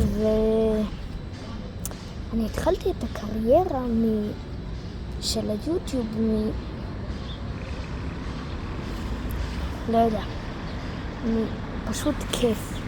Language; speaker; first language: Hebrew; early bilingual, other home language; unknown